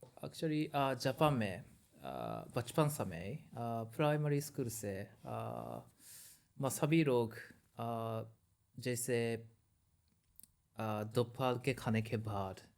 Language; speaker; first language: Hindi; non-native, learner; Japanese